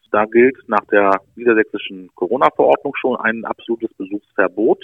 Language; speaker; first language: German; native; German